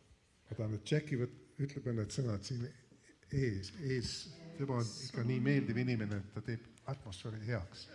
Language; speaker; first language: Estonian; early bilingual, heritage; Estonian